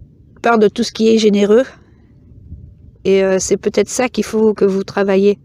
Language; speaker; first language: French; native; French